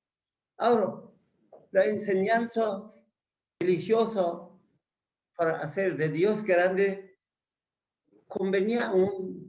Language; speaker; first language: Spanish; non-native, learner; Persian